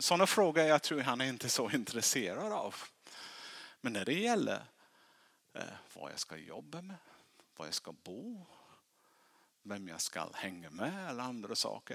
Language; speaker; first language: Swedish; non-native, fluent; English